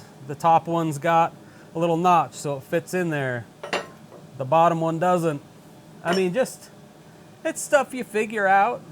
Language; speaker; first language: English; native; English